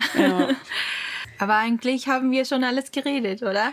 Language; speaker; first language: German; non-native, learner; Japanese